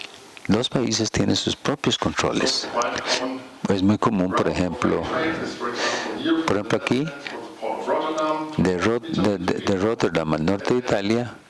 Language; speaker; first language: Spanish; non-native, fluent; German